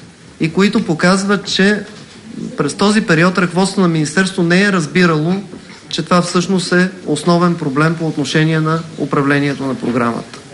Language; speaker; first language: Bulgarian; native; Bulgarian